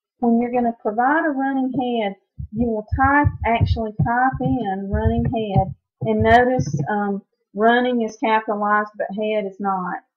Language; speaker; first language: English; native; English